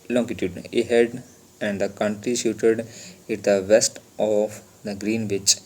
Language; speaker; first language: English; non-native, local second language; Punjabi